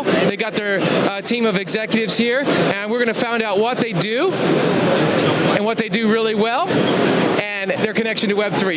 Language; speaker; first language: English; native; English